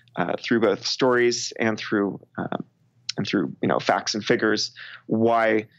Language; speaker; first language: English; native; English